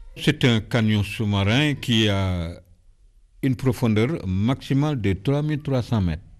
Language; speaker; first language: French; non-native, local second language; Wolof